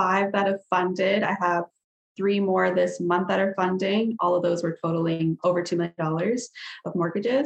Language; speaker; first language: English; native; English